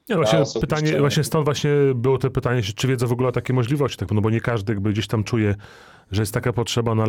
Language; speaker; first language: Polish; native; Polish